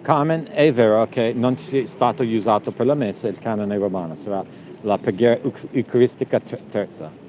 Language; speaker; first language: Italian; non-native, learner; English